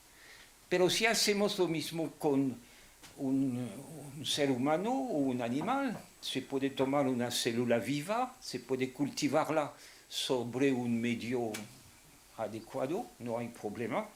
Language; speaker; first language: Spanish; non-native, fluent; French